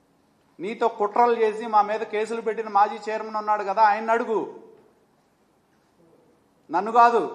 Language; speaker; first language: Telugu; native; Telugu